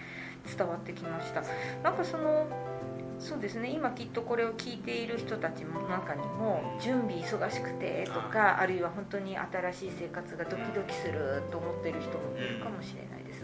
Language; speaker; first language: Japanese; native; Japanese